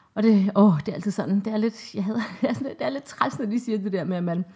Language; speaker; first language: Danish; native; Danish